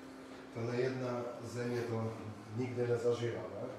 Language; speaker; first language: Czech; non-native, fluent; Polish